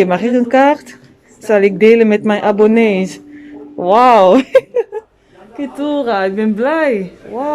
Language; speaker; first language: Dutch; non-native, learner; French